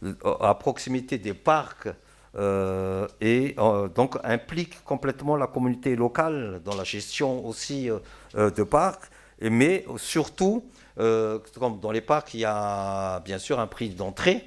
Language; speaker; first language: French; non-native, local second language; Malagasy